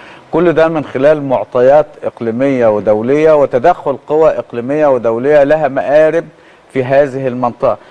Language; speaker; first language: Arabic; native; Arabic